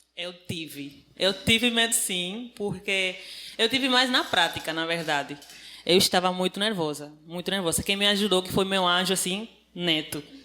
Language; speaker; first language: Portuguese; non-native, fluent; Spanish